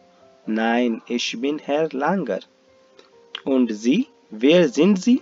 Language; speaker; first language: German; non-native, fluent; Hindi